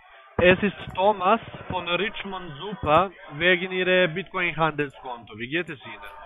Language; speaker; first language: German; non-native, learner; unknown